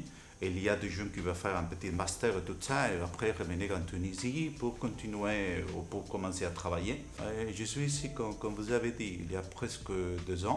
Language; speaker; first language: French; non-native, fluent; Spanish